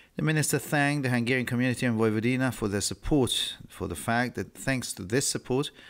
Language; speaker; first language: English; non-native, fluent; Hungarian